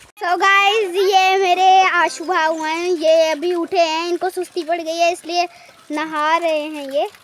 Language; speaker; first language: Hindi; native; Hindi